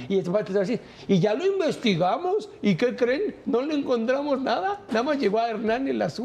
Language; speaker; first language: Spanish; native; Spanish